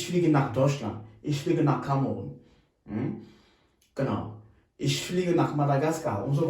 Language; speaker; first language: German; non-native, fluent; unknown